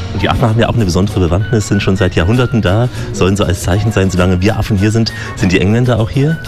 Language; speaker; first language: German; native; German